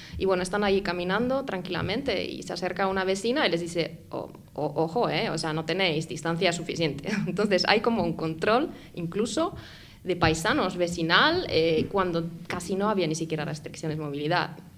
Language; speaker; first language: Spanish; non-native, fluent; Finnish